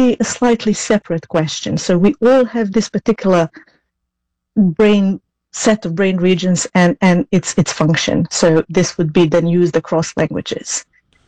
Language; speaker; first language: English; non-native, fluent; Serbian